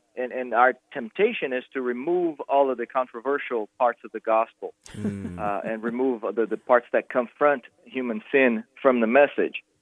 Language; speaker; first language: English; non-native, fluent; Portuguese